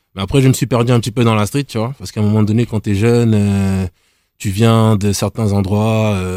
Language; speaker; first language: French; native; French